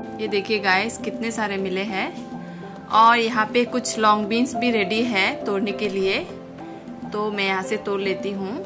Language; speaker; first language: Hindi; non-native, local second language; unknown